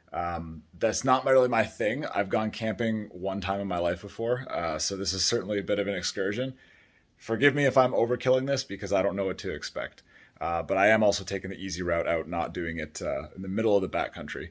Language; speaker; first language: English; native; English